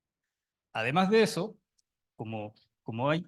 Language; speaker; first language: Spanish; native; Spanish